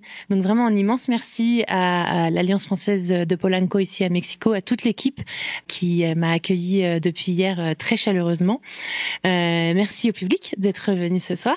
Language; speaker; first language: French; native; French